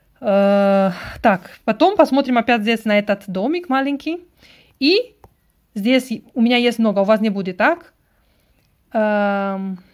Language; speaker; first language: Russian; non-native, learner; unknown